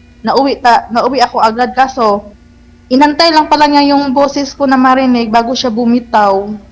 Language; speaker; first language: Filipino; non-native, local second language; Cebuano